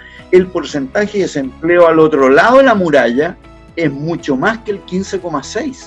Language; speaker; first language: Spanish; native; Spanish